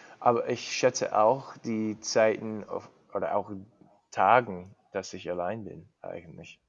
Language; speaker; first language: German; non-native, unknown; English